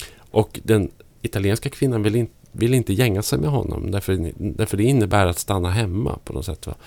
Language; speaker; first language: Swedish; native; Swedish